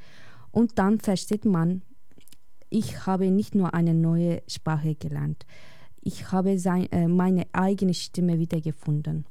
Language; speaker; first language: German; non-native, fluent; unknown